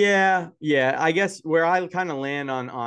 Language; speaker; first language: English; native; English